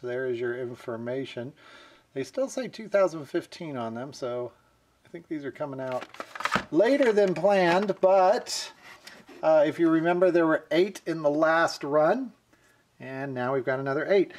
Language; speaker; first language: English; native; English